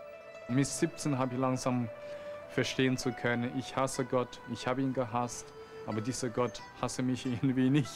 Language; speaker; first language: German; non-native, fluent; Chinese